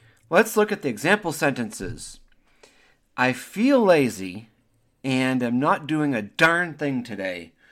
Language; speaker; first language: English; native; English